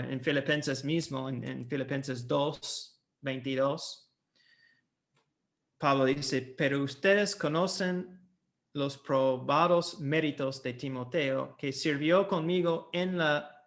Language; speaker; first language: Spanish; non-native, fluent; English